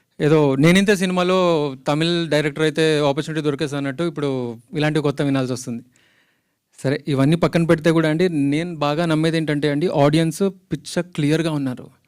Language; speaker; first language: Telugu; native; Telugu